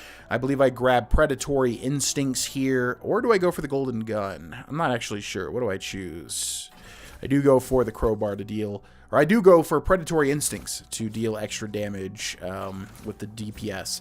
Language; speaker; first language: English; native; English